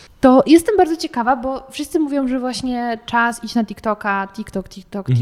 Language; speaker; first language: Polish; native; Polish